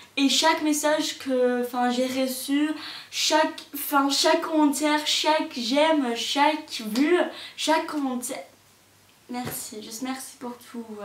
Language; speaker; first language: French; non-native, fluent; English